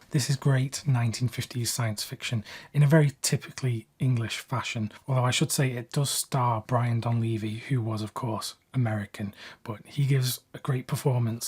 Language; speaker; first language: English; native; English